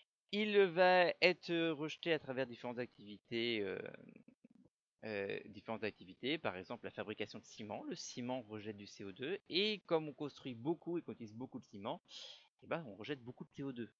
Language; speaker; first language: French; native; French